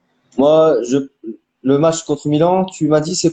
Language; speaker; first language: French; native; French